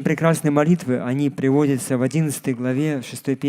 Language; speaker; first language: Russian; native; Russian